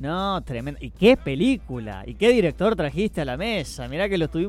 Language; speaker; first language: Spanish; native; Spanish